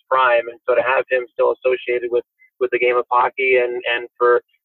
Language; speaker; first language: English; native; English